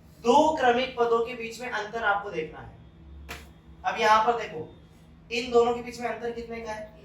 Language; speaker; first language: Hindi; native; Hindi